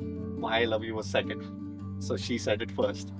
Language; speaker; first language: English; non-native, local second language; Telugu